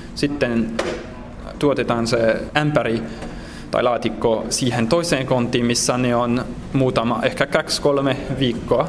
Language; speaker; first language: Finnish; non-native, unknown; French